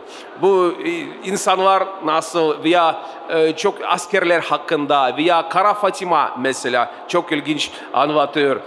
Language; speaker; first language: Turkish; non-native, fluent; Russian